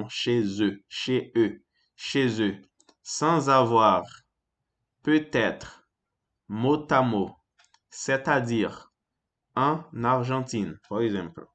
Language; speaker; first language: French; non-native, fluent; Portuguese